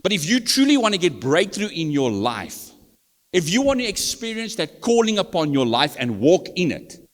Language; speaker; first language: English; non-native, local second language; Afrikaans